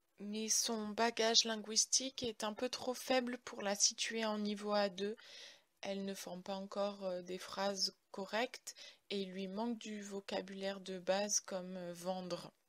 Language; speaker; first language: French; native; French